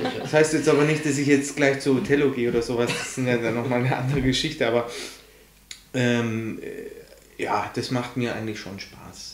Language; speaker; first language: German; early bilingual, other home language; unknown